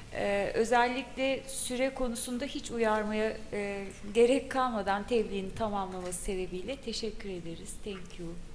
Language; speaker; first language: Turkish; native; Turkish